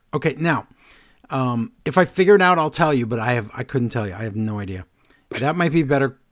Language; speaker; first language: English; early bilingual, other home language; Spanish